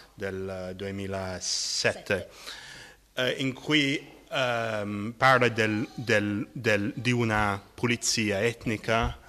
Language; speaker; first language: Italian; non-native, fluent; English